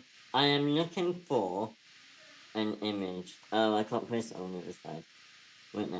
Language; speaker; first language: English; native; English